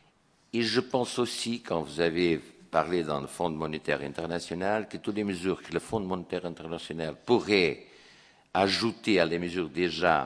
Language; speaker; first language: French; non-native, fluent; Portuguese